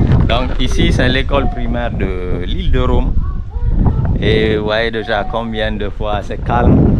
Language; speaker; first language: French; non-native, local second language; Susu